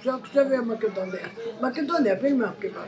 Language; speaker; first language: Turkish; non-native, local second language; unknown